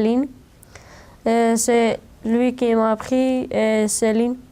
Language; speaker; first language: French; non-native, learner; Romanian